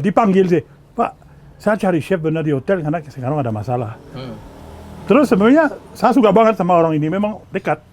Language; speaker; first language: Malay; non-native, fluent; French